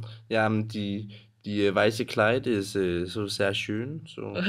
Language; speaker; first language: German; non-native, learner; Danish